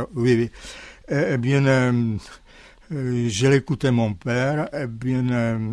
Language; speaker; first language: French; non-native, fluent; Czech